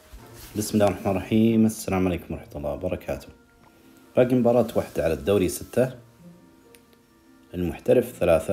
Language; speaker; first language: Arabic; native; Arabic